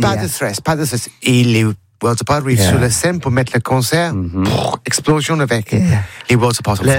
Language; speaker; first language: French; non-native, learner; English